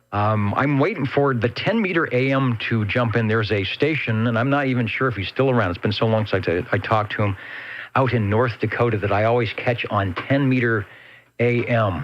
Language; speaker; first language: English; native; English